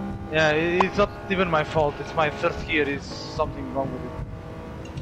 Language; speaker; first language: English; non-native, fluent; Portuguese